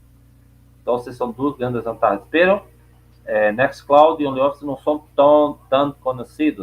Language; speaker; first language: Spanish; non-native, learner; Portuguese